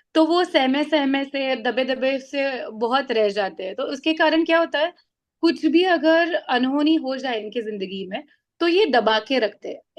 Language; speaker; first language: Hindi; non-native, local second language; Marathi